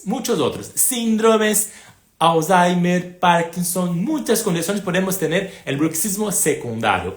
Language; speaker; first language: Spanish; non-native, fluent; Portuguese